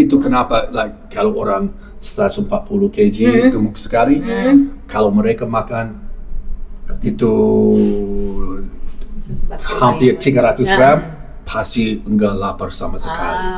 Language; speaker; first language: Indonesian; non-native, fluent; English